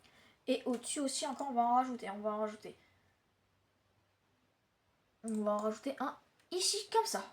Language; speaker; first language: French; native; French